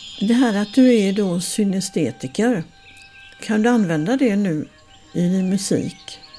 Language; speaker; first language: Swedish; native; Swedish